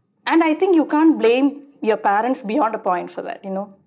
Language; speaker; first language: English; non-native, local second language; Malayalam